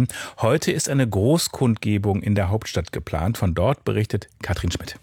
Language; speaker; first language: German; native; German